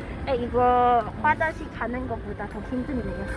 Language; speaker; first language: Korean; non-native, learner; Cantonese